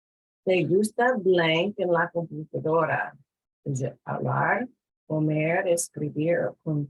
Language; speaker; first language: Spanish; non-native, fluent; English